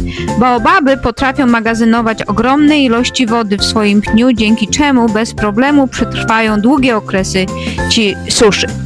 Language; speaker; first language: Polish; native; Polish